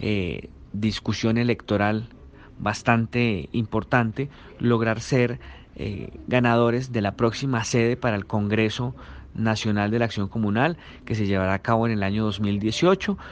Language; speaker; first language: Spanish; native; Spanish